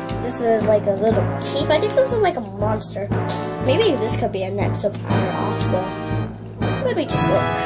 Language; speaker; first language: English; native; English